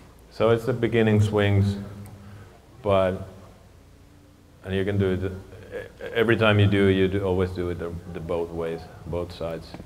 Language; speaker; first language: English; non-native, fluent; Finnish